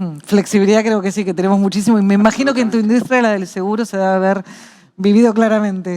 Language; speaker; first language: Spanish; native; Spanish